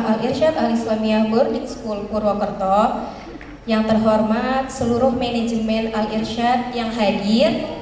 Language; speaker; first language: Indonesian; native; Indonesian